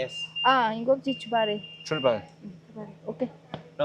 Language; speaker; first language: Korean; non-native, learner; Vietnamese